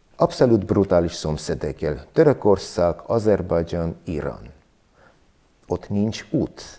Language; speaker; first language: Hungarian; non-native, learner; Armenian